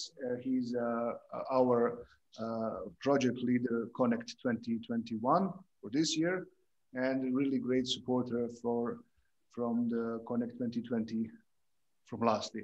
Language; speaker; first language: English; non-native, fluent; Croatian